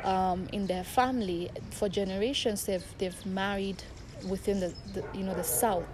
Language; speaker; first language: English; non-native, local second language; Tamil